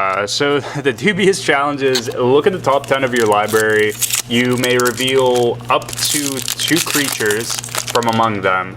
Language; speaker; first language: English; native; English